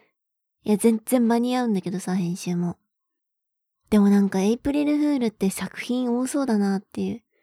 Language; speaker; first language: Japanese; native; Japanese